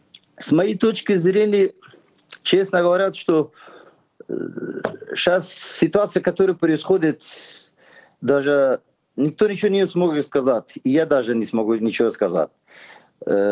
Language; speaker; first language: Ukrainian; non-native, learner; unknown